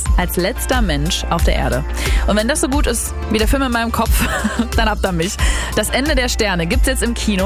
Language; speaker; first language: German; native; German